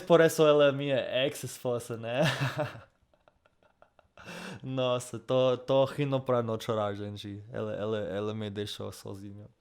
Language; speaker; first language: Portuguese; non-native, fluent; English